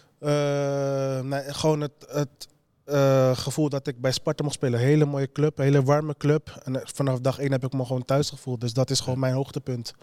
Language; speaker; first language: Dutch; native; Dutch